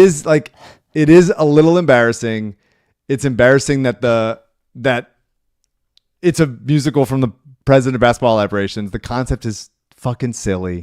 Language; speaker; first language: English; native; English